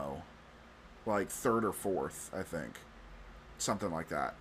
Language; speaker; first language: English; native; English